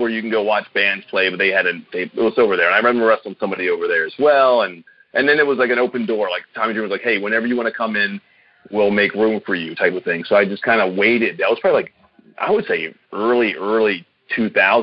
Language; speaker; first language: English; native; English